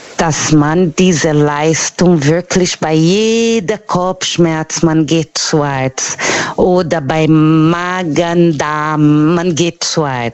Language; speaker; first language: German; non-native, learner; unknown